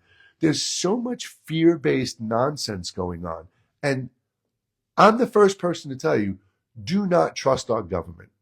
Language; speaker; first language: English; native; English